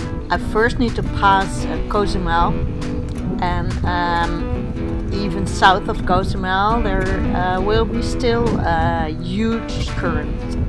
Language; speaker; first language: English; non-native, fluent; Dutch